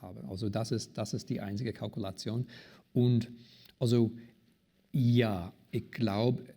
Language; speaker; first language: German; non-native, fluent; English